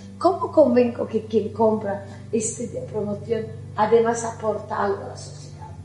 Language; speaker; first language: Spanish; non-native, fluent; Italian